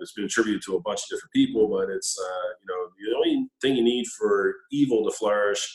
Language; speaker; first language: English; native; English